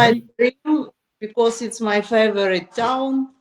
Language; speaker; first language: English; non-native, learner; Ukrainian